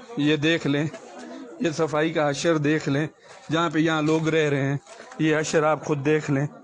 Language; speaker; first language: Urdu; non-native, local second language; Sindhi